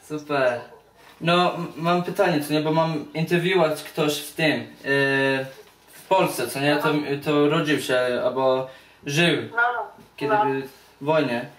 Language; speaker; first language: Polish; early bilingual, heritage; Polish